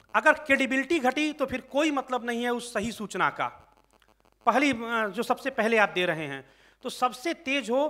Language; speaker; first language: Hindi; native; Hindi